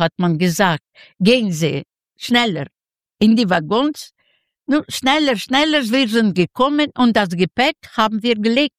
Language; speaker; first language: German; non-native, fluent; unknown